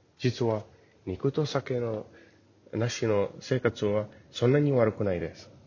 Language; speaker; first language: Japanese; non-native, learner; English